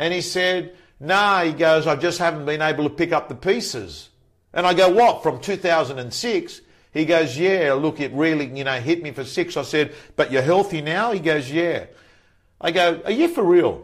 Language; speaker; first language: English; native; English